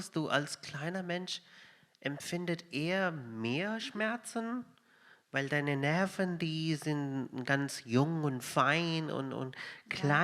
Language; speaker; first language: German; non-native, fluent; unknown